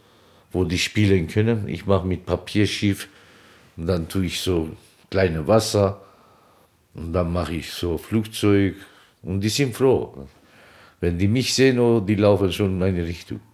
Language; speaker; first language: German; non-native, local second language; Turkish